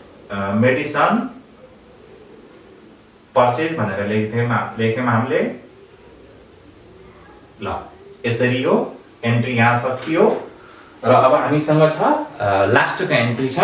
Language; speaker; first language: Nepali; native; Nepali